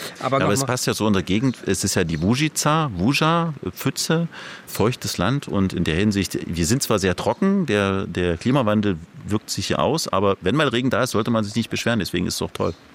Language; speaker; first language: German; non-native, local second language; Upper Sorbian